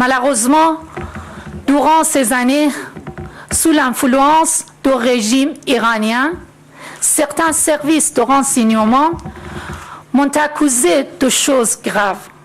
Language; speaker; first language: French; non-native, fluent; Persian